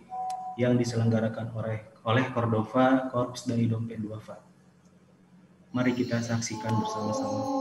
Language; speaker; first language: Indonesian; native; Indonesian